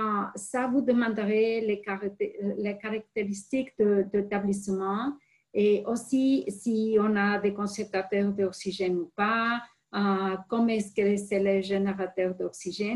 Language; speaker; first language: French; non-native, fluent; Spanish